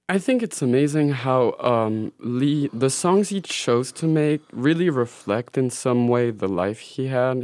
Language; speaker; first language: English; non-native, fluent; French